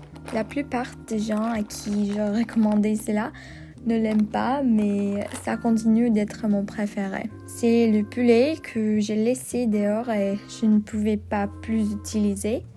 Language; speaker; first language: French; non-native, learner; English